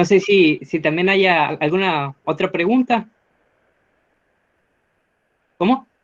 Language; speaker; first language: Spanish; native; Spanish